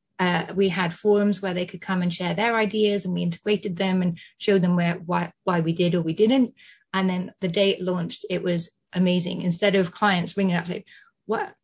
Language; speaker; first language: English; native; English